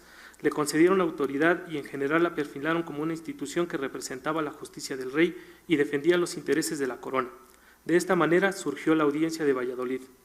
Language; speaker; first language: Spanish; native; Spanish